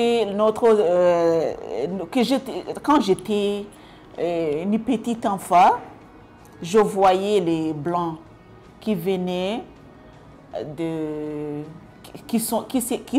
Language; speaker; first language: French; non-native, local second language; Kinyarwanda